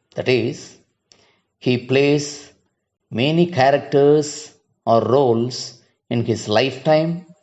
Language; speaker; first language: English; non-native, local second language; Tamil